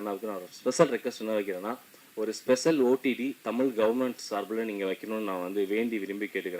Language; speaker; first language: Tamil; native; Tamil